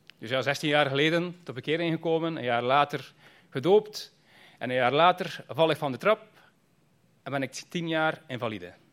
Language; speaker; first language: Dutch; native; Dutch